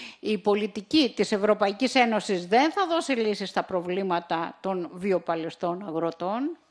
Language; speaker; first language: Greek; native; Greek